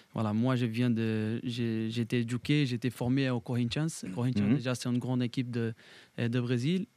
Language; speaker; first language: French; non-native, fluent; Portuguese